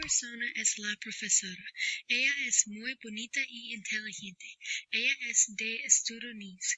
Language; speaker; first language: Spanish; non-native, learner; English